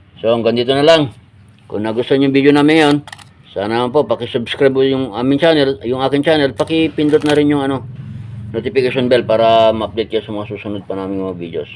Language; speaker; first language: Filipino; non-native, local second language; Iloko